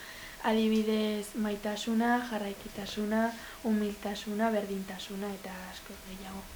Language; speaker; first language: Basque; non-native, local second language; Spanish